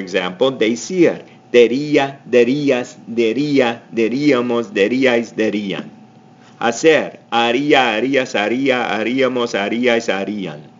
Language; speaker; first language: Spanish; non-native, fluent; English